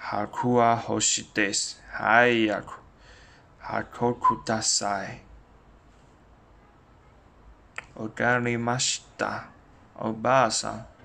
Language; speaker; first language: Japanese; non-native, learner; Chinese